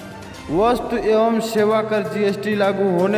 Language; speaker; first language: Hindi; native; Hindi